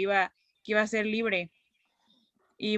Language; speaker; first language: Spanish; native; Spanish